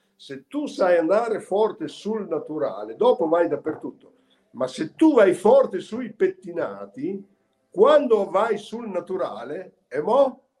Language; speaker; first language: Italian; native; Italian